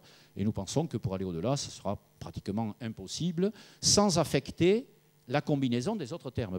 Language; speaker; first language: French; native; French